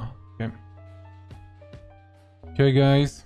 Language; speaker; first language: English; non-native, fluent; French